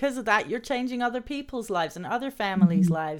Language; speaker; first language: English; native; English